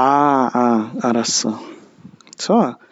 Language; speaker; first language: Korean; non-native, learner; English